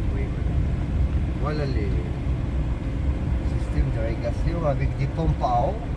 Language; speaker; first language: French; non-native, local second language; Arabic